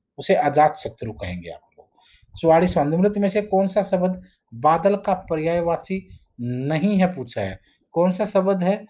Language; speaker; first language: Hindi; native; Hindi